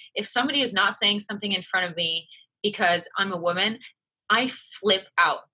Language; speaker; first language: English; early bilingual, other home language; French